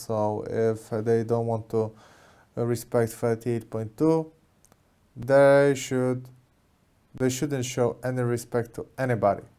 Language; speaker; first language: English; non-native, fluent; Polish